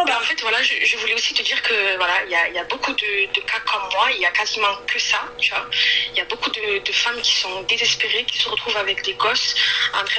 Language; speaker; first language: French; early bilingual, other home language; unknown